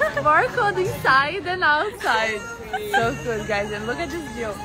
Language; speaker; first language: English; non-native, learner; Thai